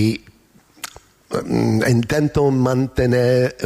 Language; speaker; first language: Spanish; non-native, learner; English